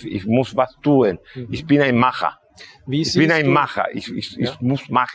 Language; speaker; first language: German; non-native, fluent; Spanish